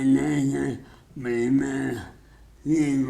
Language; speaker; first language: Spanish; non-native, fluent; English